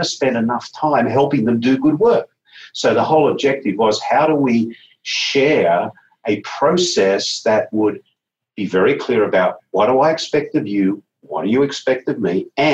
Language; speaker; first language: English; native; English